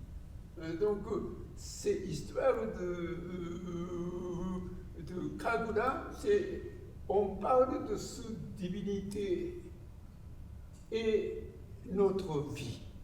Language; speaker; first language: French; non-native, learner; Japanese